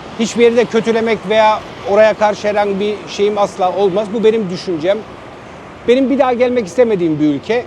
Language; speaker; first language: Turkish; native; Turkish